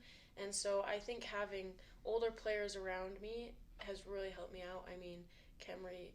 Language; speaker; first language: English; native; English